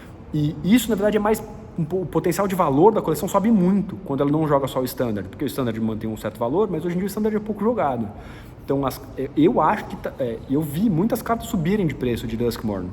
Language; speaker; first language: Portuguese; native; Portuguese